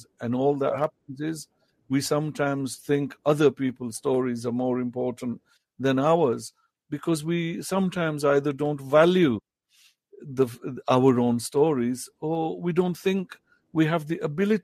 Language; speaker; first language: English; non-native, local second language; Pahari-Potwari